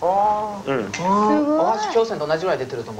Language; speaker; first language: Japanese; non-native, fluent; English